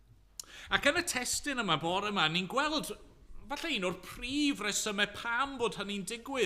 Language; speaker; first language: Welsh; native; Welsh